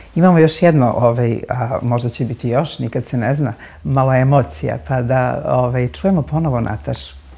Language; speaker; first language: Serbian; native; Serbian